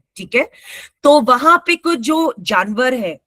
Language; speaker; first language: Hindi; non-native, local second language; Marathi